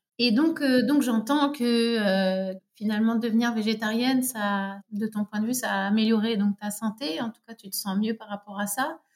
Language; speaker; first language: French; native; French